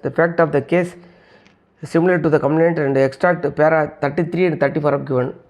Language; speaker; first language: English; non-native, local second language; Tamil